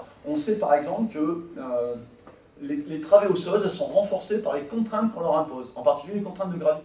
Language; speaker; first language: French; native; French